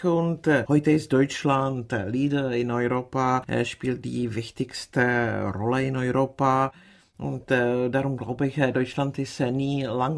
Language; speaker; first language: German; non-native, fluent; Czech